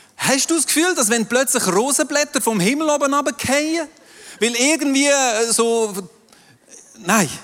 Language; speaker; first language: German; non-native, local second language; French